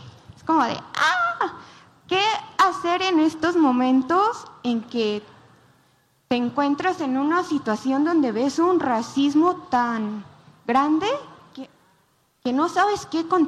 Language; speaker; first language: Spanish; native; Spanish